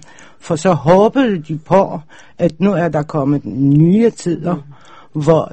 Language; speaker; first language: Danish; non-native, fluent; Polish